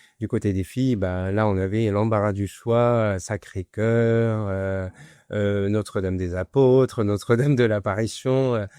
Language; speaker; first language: French; non-native, fluent; Arabic